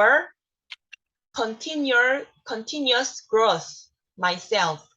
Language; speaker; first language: English; non-native, learner; Korean